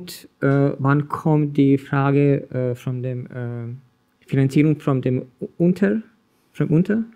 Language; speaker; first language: German; non-native, learner; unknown